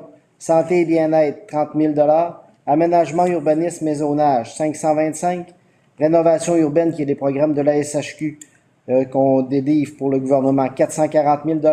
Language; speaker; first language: French; native; French